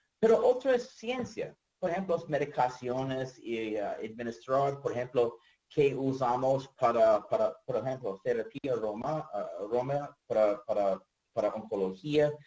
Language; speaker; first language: Spanish; non-native, learner; English